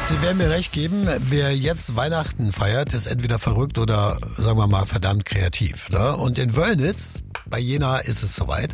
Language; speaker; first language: German; native; German